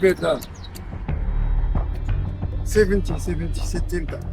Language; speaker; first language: Spanish; non-native, learner; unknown